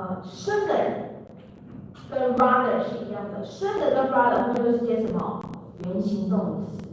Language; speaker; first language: Chinese; native; Chinese